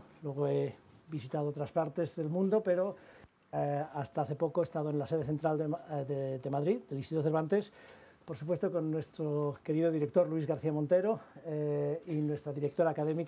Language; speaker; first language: Spanish; native; Spanish